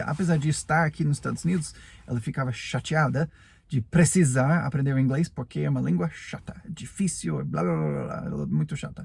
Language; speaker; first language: Portuguese; non-native, fluent; English